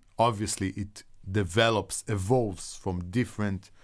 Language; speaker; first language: English; non-native, fluent; Hebrew